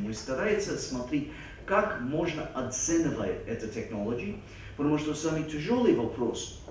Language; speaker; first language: Russian; non-native, fluent; English